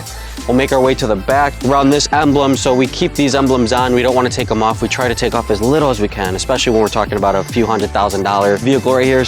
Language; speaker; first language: English; native; English